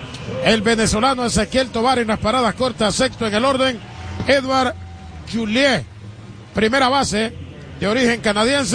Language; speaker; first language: Spanish; native; Spanish